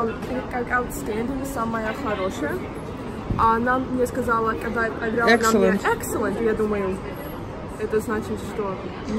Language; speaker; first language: Russian; early bilingual, heritage; Russian